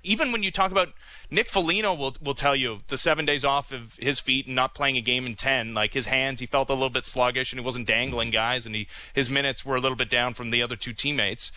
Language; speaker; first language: English; native; English